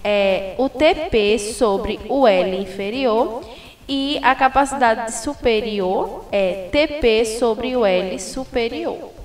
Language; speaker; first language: Portuguese; native; Portuguese